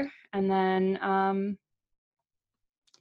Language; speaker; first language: English; early bilingual, other home language; Portuguese